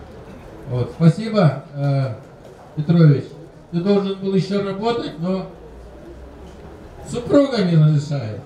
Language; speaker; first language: Russian; non-native, local second language; Kyrgyz